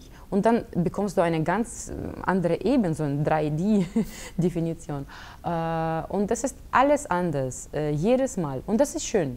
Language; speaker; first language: German; non-native, fluent; Russian